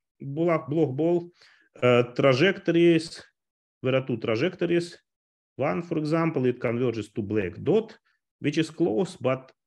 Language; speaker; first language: English; non-native, fluent; Russian